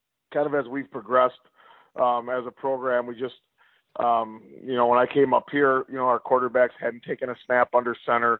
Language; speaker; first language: English; native; English